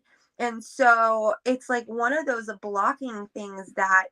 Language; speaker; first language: English; native; English